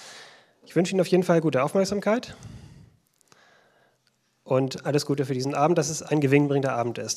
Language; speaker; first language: German; native; German